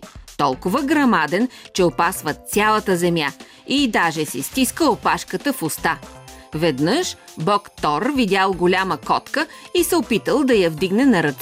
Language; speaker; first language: Bulgarian; native; Bulgarian